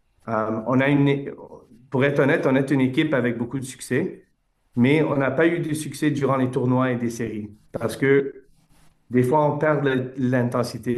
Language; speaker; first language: French; non-native, fluent; English